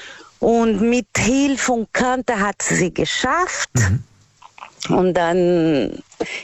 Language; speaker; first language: German; non-native, learner; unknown